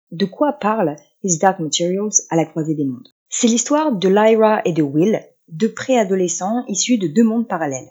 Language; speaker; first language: French; native; French